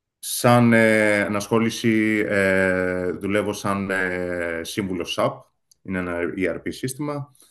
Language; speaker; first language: Greek; native; Greek